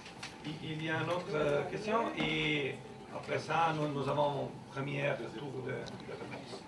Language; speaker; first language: French; non-native, fluent; Italian